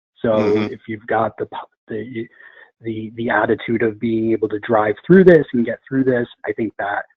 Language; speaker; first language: English; native; English